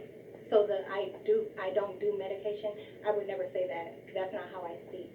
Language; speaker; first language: English; native; English